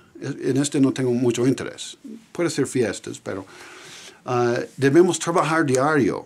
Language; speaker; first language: Spanish; non-native, fluent; English